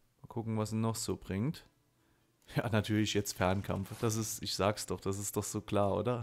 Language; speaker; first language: German; native; German